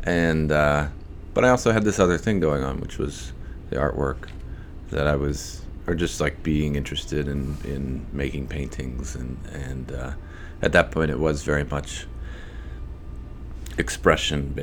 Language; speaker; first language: English; native; English